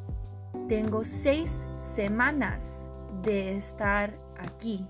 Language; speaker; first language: Spanish; non-native, fluent; English